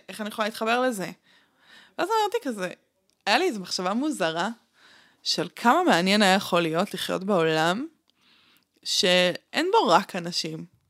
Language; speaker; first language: Hebrew; early bilingual, other home language; Russian